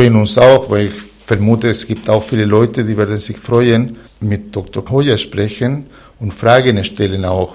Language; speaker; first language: German; non-native, fluent; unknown